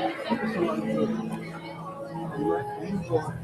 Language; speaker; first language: Dutch; non-native, learner; Indonesian